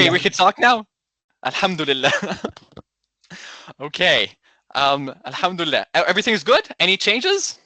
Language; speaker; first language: English; non-native, local second language; Arabic